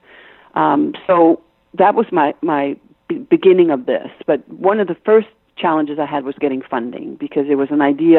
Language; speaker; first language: English; non-native, fluent; Danish